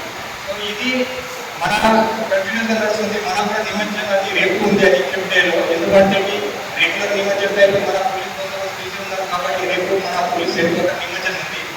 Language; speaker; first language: Telugu; non-native, fluent; Marathi